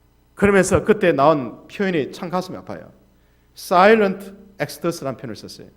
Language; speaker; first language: Korean; native; Korean